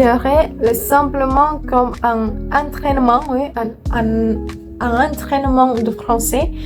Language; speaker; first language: French; non-native, learner; Indonesian